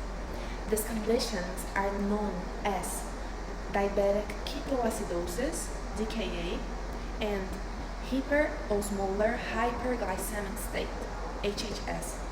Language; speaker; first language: English; non-native, fluent; Portuguese